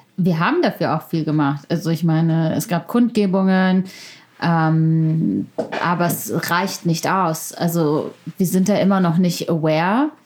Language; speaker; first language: German; early bilingual, other home language; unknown